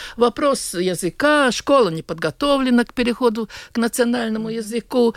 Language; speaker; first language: Russian; non-native, local second language; Latvian